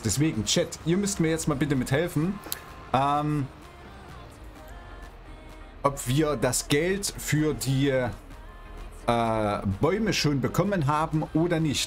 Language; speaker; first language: German; native; German